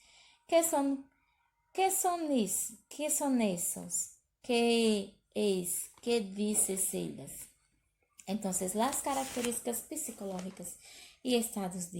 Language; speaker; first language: Spanish; non-native, learner; Portuguese